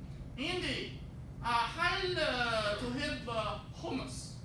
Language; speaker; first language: Arabic; non-native, fluent; English